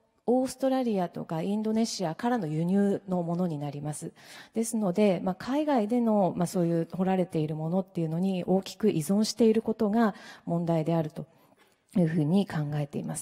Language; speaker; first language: Japanese; native; Japanese